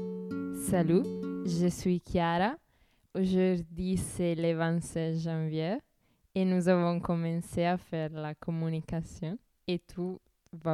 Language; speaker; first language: French; non-native, learner; Italian